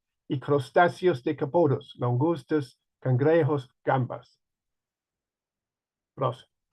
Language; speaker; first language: Spanish; non-native, learner; English